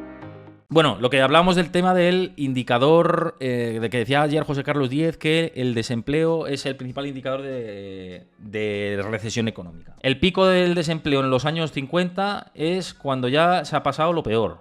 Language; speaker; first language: Spanish; native; Spanish